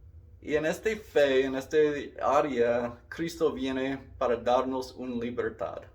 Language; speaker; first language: Spanish; non-native, learner; English